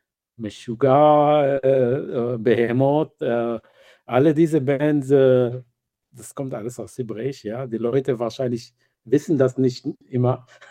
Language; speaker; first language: German; non-native, fluent; Hebrew